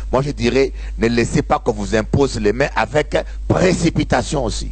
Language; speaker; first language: French; non-native, local second language; Lingala